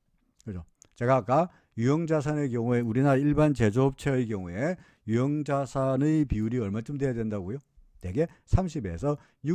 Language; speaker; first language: Korean; native; Korean